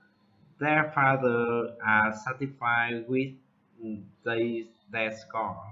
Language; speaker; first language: English; non-native, learner; Vietnamese